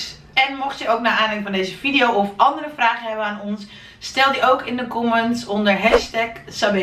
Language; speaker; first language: Dutch; native; Dutch